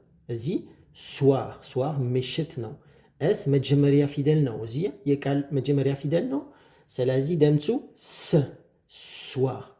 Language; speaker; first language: Amharic; non-native, fluent; French